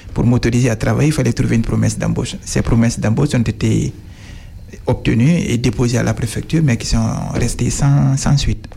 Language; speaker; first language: French; non-native, local second language; Fula